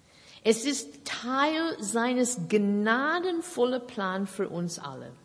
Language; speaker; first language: German; non-native, fluent; English